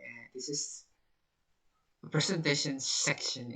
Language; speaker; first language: English; non-native, learner; Indonesian